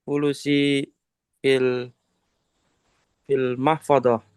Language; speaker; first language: Arabic; non-native, learner; Indonesian